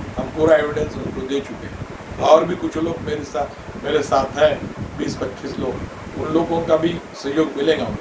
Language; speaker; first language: Hindi; non-native, local second language; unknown